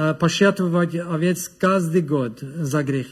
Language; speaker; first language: Russian; non-native, learner; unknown